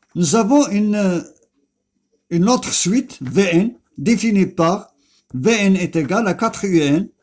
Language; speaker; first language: French; non-native, local second language; Arabic